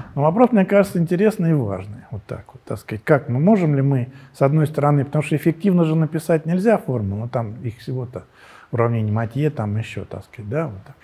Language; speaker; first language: Russian; native; Russian